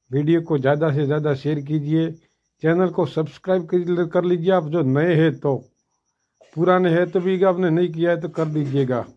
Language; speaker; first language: Hindi; non-native, local second language; Gujarati